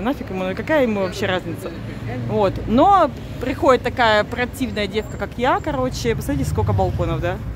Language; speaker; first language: Russian; native; Russian